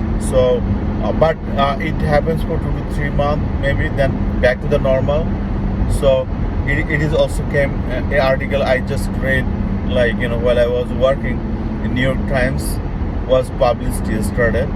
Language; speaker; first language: English; non-native, local second language; Bangla